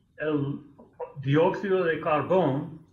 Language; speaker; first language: Spanish; non-native, fluent; English